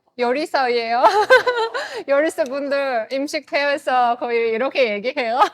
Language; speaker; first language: Korean; non-native, learner; Azerbaijani